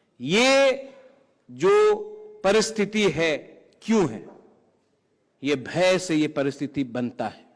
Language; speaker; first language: Hindi; non-native, local second language; Kok Borok